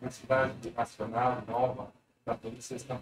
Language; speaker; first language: Portuguese; non-native, fluent; Spanish